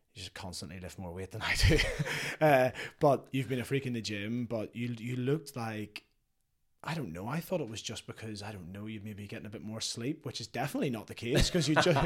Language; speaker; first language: English; native; English